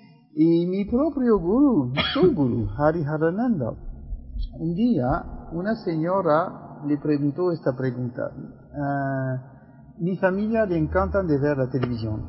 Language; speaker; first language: Spanish; non-native, fluent; French